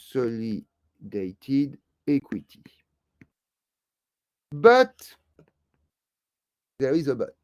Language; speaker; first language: English; non-native, fluent; French